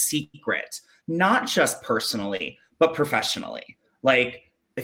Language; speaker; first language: English; native; English